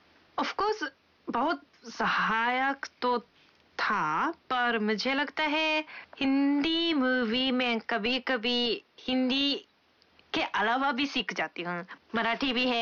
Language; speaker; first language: Hindi; non-native, fluent; Japanese